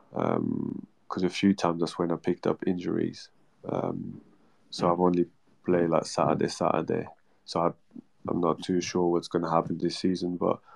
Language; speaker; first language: English; non-native, fluent; French